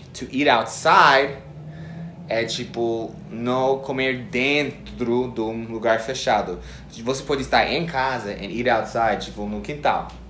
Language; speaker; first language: Portuguese; non-native, fluent; English